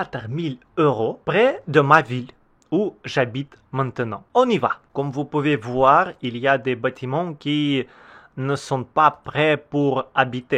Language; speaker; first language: French; non-native, learner; Russian